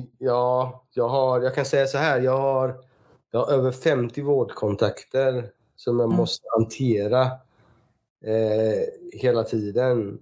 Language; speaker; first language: Swedish; early bilingual, other home language; Persian